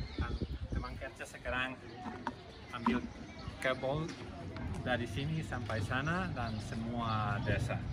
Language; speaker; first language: Indonesian; non-native, learner; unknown